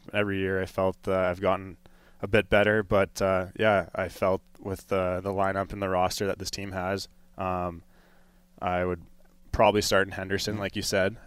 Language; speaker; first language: English; native; English